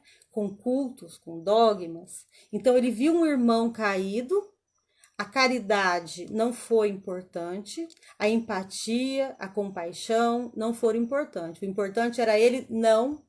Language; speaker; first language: Portuguese; native; Portuguese